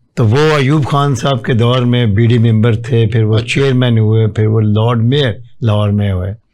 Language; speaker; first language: Urdu; non-native, local second language; Punjabi